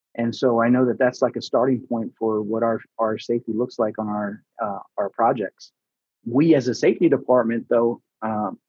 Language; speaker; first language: English; early bilingual, other home language; Spanish